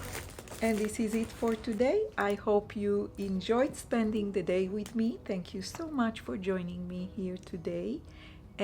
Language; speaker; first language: English; non-native, fluent; Hebrew